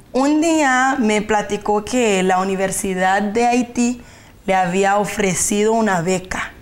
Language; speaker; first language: Spanish; non-native, fluent; Haitian Creole